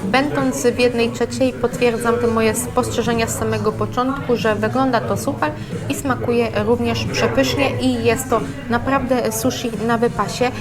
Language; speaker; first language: Polish; native; Polish